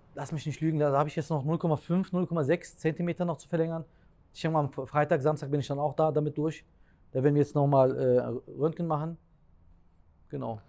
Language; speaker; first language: German; early bilingual, other home language; Turkish